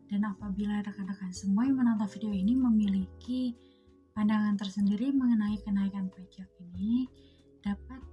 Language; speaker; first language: Indonesian; native; Indonesian